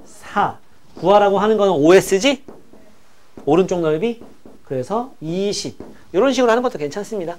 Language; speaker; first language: Korean; native; Korean